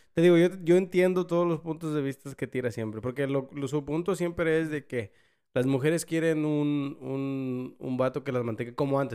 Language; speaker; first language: Spanish; early bilingual, heritage; Spanish